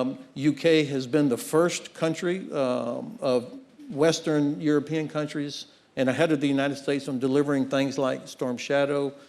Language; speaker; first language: English; native; English